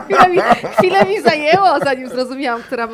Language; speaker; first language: Polish; native; Polish